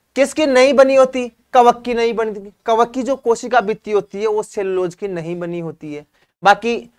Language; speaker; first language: Hindi; native; Hindi